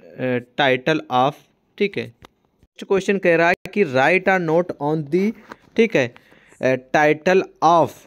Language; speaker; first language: Hindi; native; Hindi